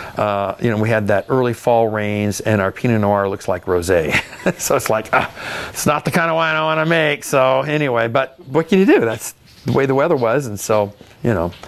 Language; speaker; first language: English; native; English